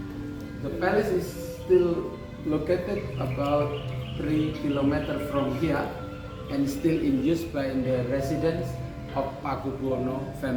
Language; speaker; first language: English; non-native, learner; Indonesian